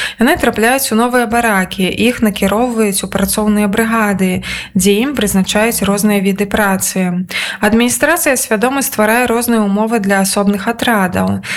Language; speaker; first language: Belarusian; native; Belarusian